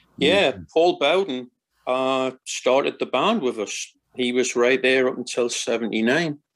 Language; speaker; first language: English; native; English